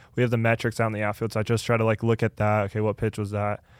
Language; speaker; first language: English; early bilingual, other home language; Spanish